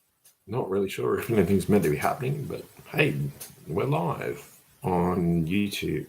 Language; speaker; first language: English; native; English